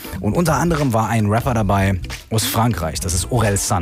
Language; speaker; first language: German; native; German